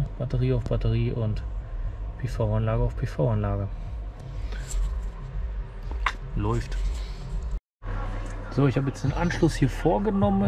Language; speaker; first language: German; native; German